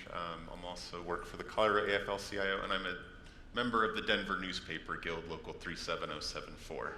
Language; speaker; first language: English; native; English